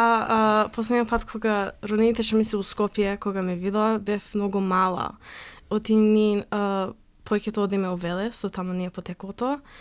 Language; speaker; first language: Macedonian; early bilingual, heritage; Macedonian